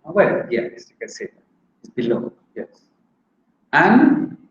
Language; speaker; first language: English; non-native, fluent; Spanish